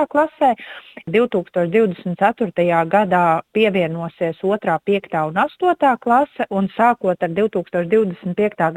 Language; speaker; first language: Latvian; native; Latvian